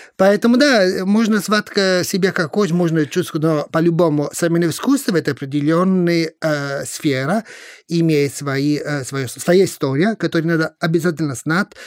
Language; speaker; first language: Russian; non-native, fluent; Italian